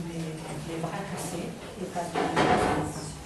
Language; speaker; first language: French; non-native, fluent; Spanish